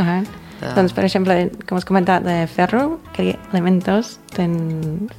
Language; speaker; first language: Catalan; non-native, fluent; English